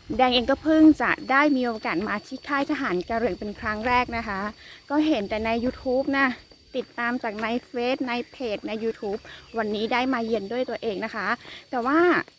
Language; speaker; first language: Thai; non-native, local second language; Karen languages